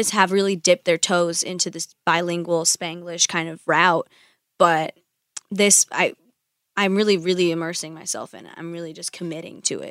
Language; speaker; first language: English; early bilingual, other home language; Spanish